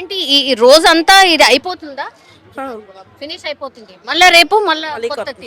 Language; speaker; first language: Telugu; native; Telugu